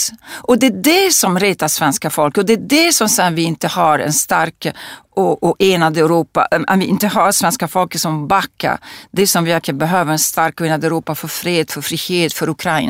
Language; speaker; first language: Swedish; non-native, fluent; Italian